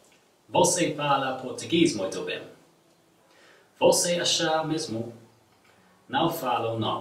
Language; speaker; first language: Portuguese; non-native, learner; English